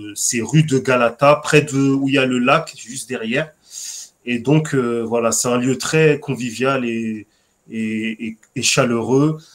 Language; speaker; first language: French; native; French